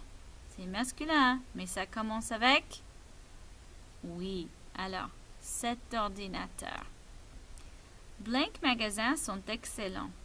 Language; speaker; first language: French; non-native, fluent; English